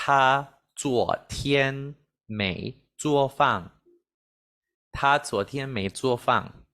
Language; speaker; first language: Chinese; non-native, fluent; Spanish